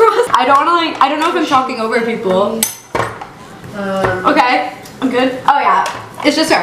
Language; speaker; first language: English; native; English